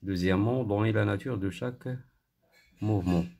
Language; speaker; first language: French; non-native, local second language; Arabic